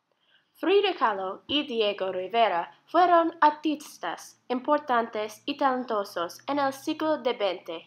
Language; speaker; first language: Spanish; non-native, learner; English